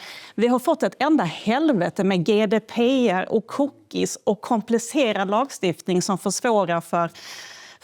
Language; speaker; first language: Swedish; native; Swedish